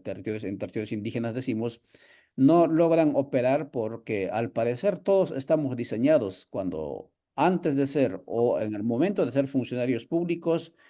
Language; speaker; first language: Spanish; native; Spanish